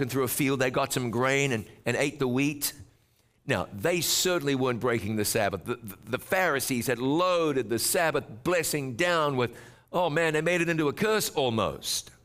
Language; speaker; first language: English; native; English